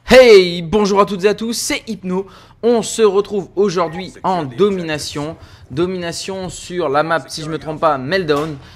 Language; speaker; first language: French; native; French